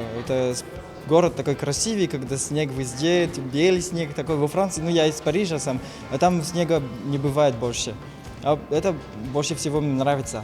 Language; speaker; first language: Russian; non-native, fluent; French